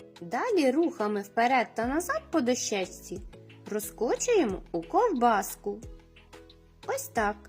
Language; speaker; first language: Ukrainian; native; Ukrainian